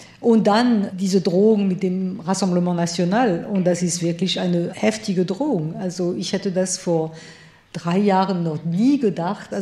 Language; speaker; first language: German; non-native, fluent; French